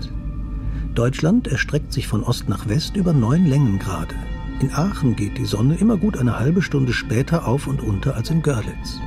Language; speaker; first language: German; native; German